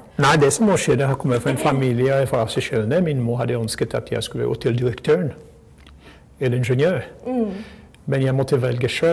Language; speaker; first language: Norwegian; non-native, fluent; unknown